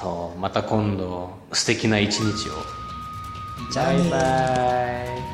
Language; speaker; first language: Japanese; non-native, fluent; Bulgarian